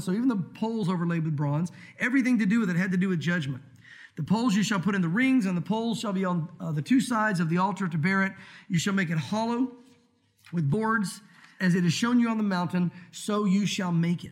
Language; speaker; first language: English; native; English